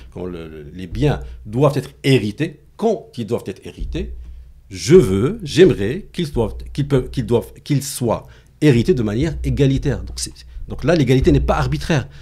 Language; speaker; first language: French; non-native, local second language; Arabic